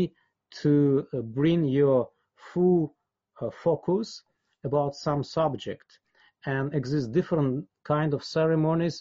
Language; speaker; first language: English; non-native, fluent; Russian